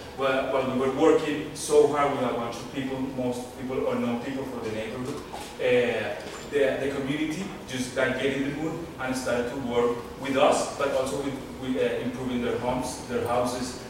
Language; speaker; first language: English; non-native, fluent; Spanish